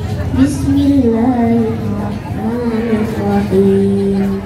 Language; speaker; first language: Arabic; non-native, learner; Indonesian